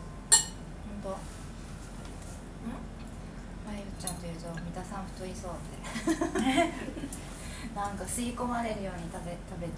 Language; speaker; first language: Japanese; native; Japanese